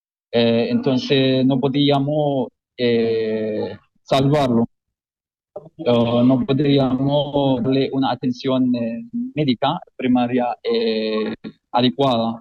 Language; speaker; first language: Spanish; non-native, fluent; Arabic